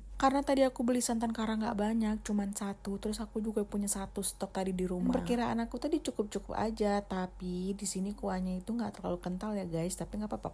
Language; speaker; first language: Indonesian; native; Indonesian